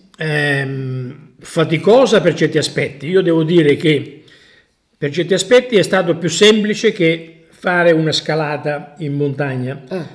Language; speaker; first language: Italian; native; Italian